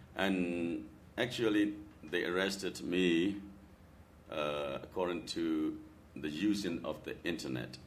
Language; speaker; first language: English; non-native, learner; Burmese